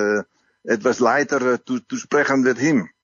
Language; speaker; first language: German; non-native, learner; Dutch